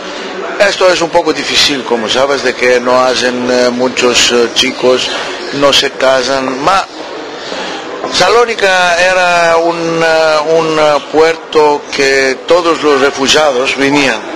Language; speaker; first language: Spanish; early bilingual, heritage; Ladino